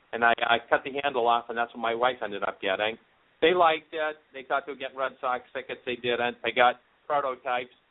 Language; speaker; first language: English; native; English